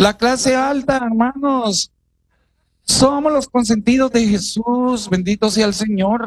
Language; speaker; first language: Spanish; native; Spanish